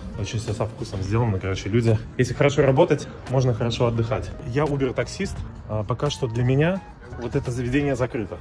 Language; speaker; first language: Russian; native; Russian